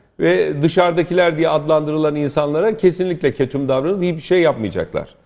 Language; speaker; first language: Turkish; native; Turkish